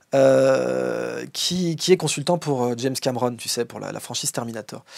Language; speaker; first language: French; native; French